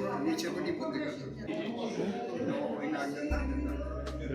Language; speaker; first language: Russian; non-native, learner; Polish